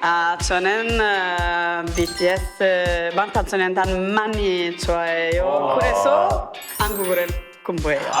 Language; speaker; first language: Korean; non-native, learner; Italian